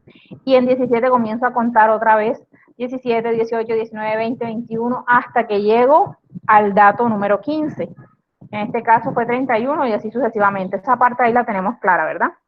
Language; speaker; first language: Spanish; native; Spanish